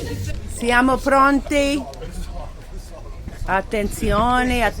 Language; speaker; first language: Italian; non-native, learner; English